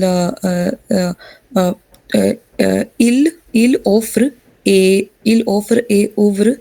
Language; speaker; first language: French; non-native, learner; Hindi